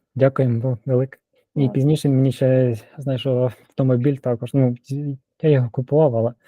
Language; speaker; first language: Ukrainian; native; Ukrainian